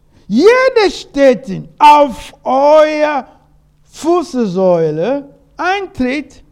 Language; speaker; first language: German; non-native, learner; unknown